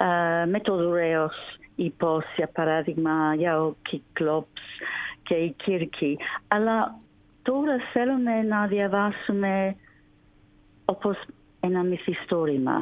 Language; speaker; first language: Greek; non-native, learner; English